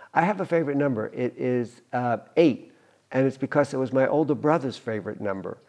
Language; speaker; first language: English; native; English